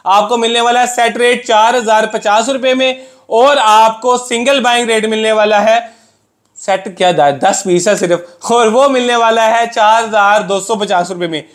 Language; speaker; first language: Urdu; non-native, local second language; Punjabi